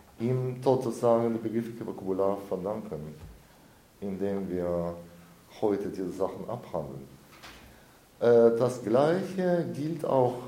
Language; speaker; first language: German; non-native, fluent; Russian